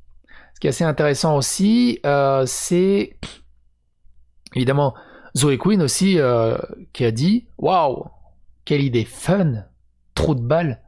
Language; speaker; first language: French; native; French